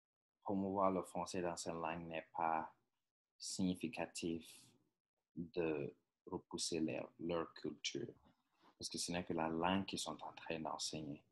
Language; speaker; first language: French; non-native, fluent; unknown